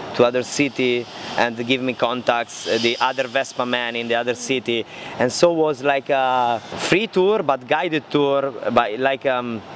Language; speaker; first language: English; non-native, learner; Italian